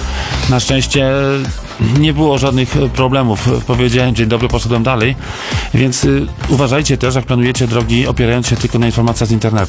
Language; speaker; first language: Polish; native; Polish